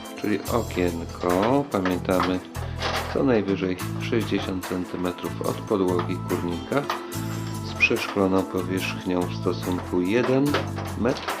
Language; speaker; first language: Polish; native; Polish